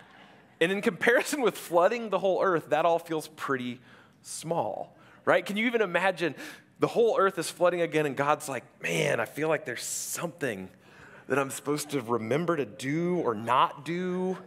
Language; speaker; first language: English; native; English